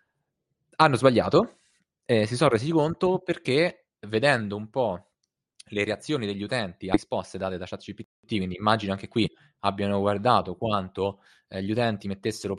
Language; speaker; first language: Italian; native; Italian